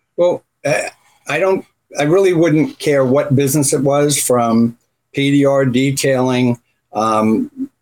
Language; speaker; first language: English; native; English